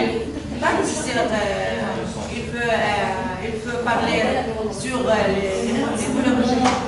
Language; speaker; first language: French; non-native, learner; Arabic